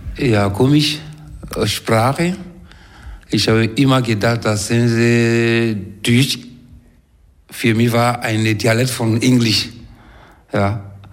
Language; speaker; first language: German; non-native, fluent; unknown